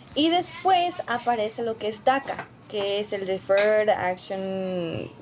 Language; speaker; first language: Spanish; early bilingual, heritage; Spanish